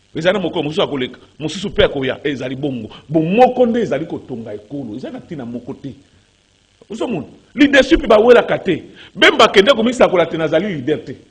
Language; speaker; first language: Lingala; native; Lingala